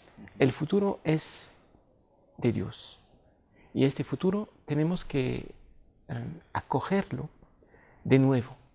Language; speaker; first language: Spanish; non-native, fluent; French